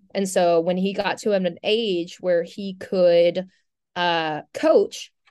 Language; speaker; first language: English; native; English